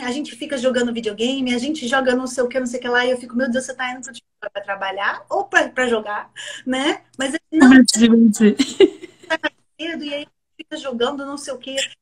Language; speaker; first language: Portuguese; native; Portuguese